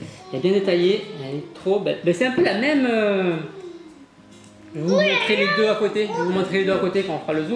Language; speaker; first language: French; native; French